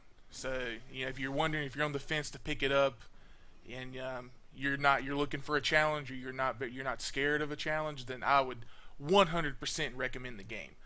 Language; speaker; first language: English; native; English